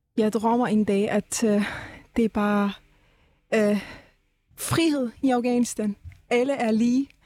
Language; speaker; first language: Danish; early bilingual, other home language; Persian